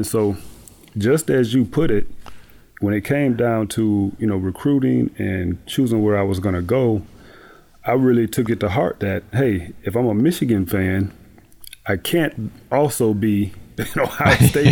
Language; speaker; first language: English; native; English